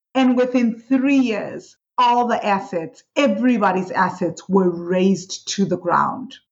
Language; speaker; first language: English; non-native, local second language; Swati